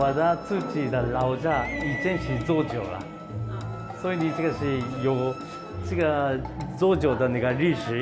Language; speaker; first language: Chinese; non-native, learner; Japanese